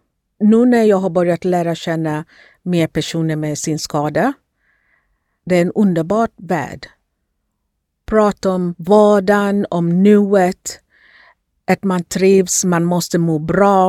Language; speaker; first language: Swedish; non-native, fluent; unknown